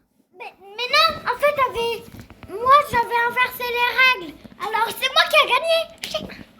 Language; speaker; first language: French; native; French